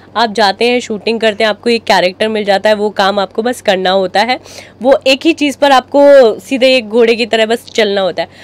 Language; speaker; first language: Hindi; native; Hindi